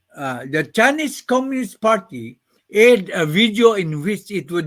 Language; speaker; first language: English; non-native, local second language; Filipino